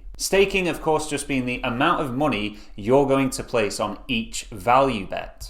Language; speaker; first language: English; native; English